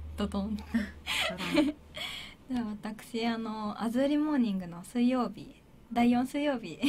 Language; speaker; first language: Japanese; native; Japanese